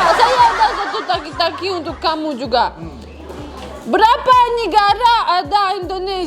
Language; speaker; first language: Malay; non-native, learner; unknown